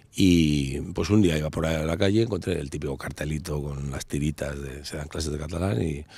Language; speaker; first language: Spanish; native; Spanish